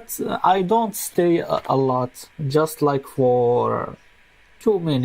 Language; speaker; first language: English; non-native, local second language; Arabic